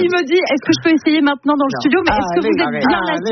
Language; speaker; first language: French; native; French